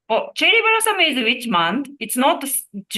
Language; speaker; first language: English; non-native, learner; Japanese